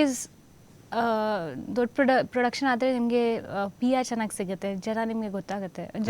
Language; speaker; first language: Kannada; non-native, learner; Hindi